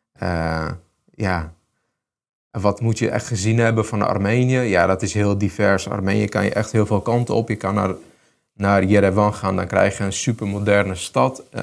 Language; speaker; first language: Dutch; early bilingual, other home language; Armenian